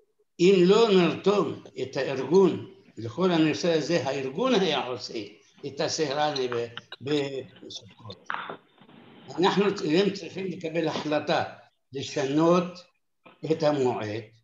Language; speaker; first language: Hebrew; non-native, fluent; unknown